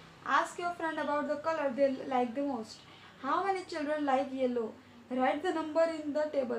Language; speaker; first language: English; non-native, local second language; Gujarati